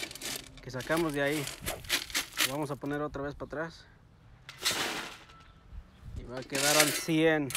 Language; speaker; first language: Spanish; native; Spanish